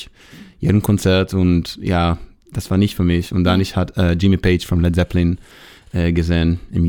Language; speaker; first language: German; non-native, learner; Hebrew